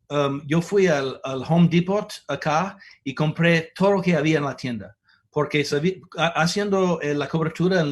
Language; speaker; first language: Spanish; non-native, fluent; English